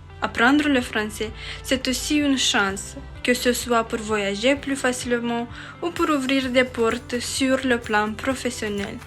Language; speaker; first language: French; non-native, fluent; Romanian